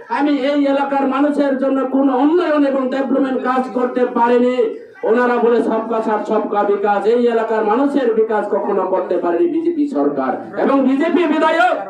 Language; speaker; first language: Bangla; non-native, local second language; Kok Borok